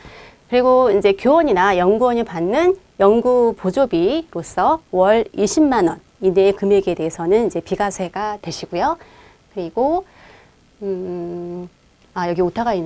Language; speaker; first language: Korean; native; Korean